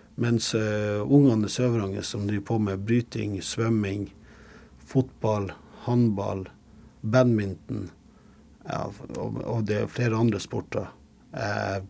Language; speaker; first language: Norwegian; early bilingual, other home language; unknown